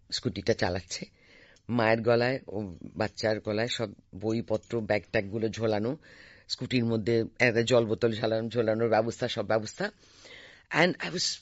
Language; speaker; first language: Bangla; native; Bangla